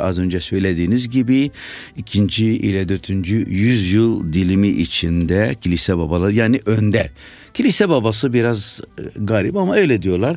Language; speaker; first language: Turkish; non-native, local second language; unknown